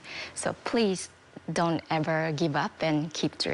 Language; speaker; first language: English; non-native, fluent; Japanese